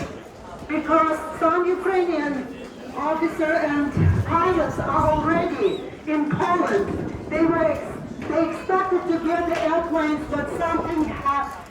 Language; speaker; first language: English; non-native, fluent; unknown